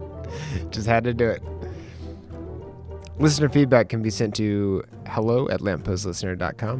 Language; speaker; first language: English; native; English